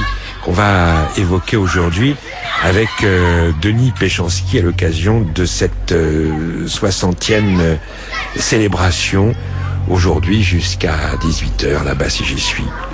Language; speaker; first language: French; native; French